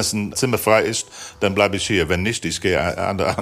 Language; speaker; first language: German; non-native, fluent; English